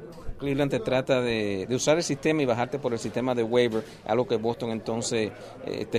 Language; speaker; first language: Spanish; native; Spanish